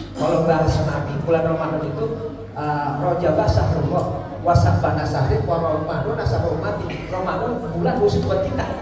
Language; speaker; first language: Indonesian; non-native, local second language; Javanese